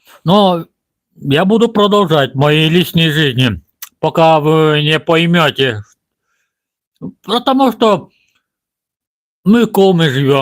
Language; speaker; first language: Russian; non-native, local second language; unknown